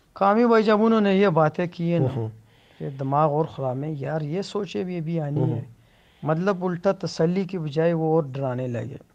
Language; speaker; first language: Urdu; native; Urdu